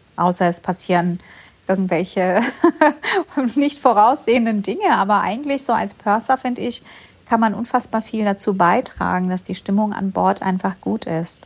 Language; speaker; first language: German; early bilingual, other home language; Russian